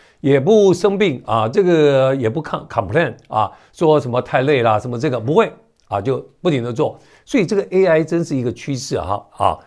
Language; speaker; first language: Chinese; native; Chinese